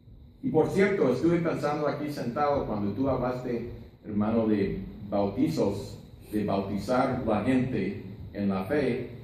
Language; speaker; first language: Spanish; non-native, fluent; English